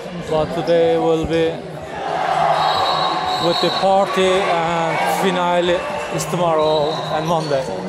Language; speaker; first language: English; non-native, learner; Turkish